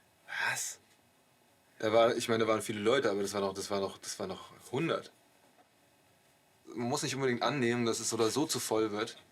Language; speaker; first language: German; native; German